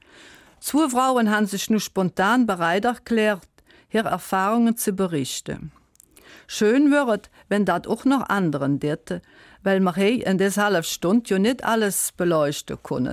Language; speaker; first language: German; native; German